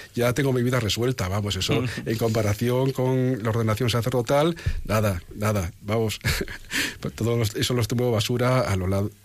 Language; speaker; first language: Spanish; native; Spanish